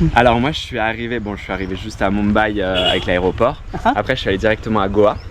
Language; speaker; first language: French; native; French